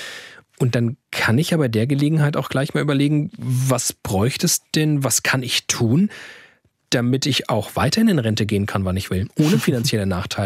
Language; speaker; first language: German; native; German